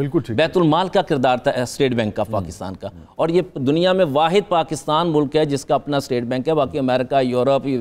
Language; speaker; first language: Urdu; native; Urdu